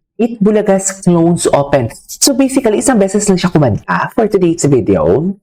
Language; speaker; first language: Filipino; non-native, local second language; Hiligaynon